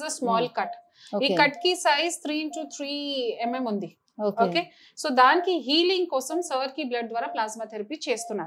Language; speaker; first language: Telugu; non-native, fluent; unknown